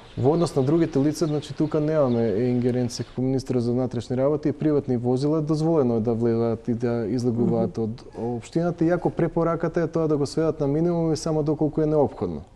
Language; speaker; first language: Macedonian; native; Macedonian